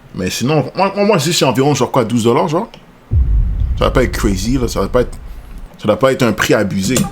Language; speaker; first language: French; native; French